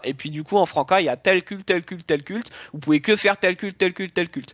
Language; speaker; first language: French; native; French